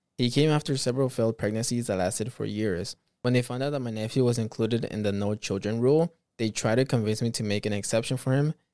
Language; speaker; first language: English; early bilingual, other home language; Spanish